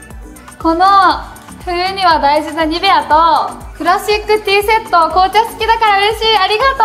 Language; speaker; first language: Japanese; native; Japanese